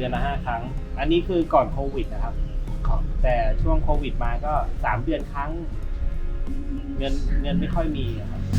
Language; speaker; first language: Thai; native; Thai